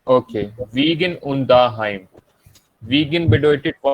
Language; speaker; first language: German; non-native, fluent; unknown